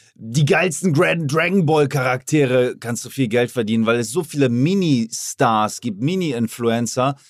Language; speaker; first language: German; native; German